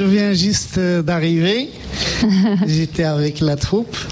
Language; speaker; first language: French; non-native, fluent; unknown